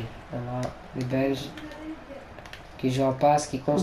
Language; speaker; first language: French; native; French